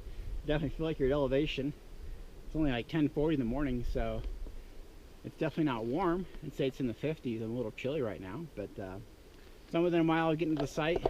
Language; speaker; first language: English; native; English